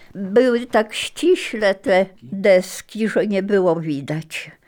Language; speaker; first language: Polish; native; Polish